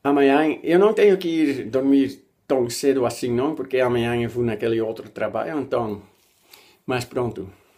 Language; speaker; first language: Portuguese; non-native, learner; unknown